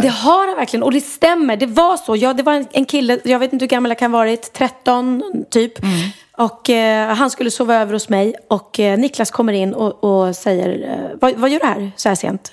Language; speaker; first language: Swedish; native; Swedish